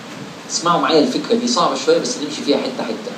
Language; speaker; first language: Arabic; native; Arabic